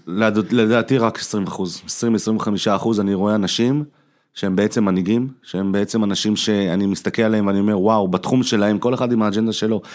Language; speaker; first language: Hebrew; early bilingual, other home language; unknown